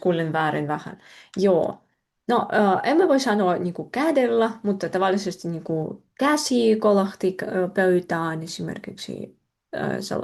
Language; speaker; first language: Finnish; non-native, fluent; Russian